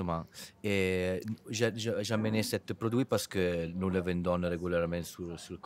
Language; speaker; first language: French; non-native, fluent; Italian